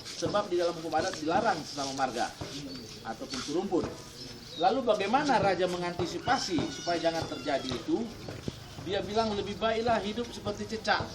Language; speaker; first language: Indonesian; non-native, local second language; Batak Toba